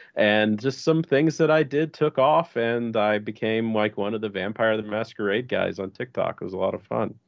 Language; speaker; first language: English; native; English